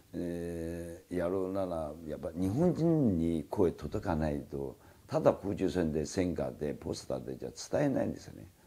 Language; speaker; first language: Japanese; non-native, fluent; Chinese